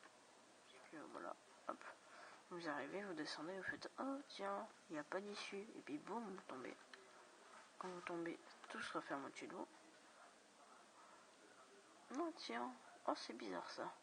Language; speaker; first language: French; native; French